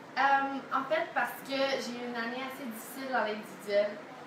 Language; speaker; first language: French; native; French